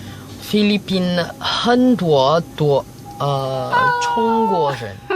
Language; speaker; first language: Chinese; non-native, learner; Filipino